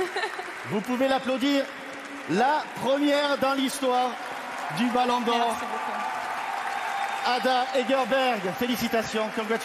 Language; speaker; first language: French; native; French